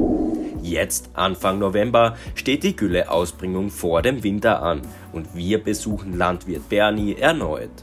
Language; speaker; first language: German; native; German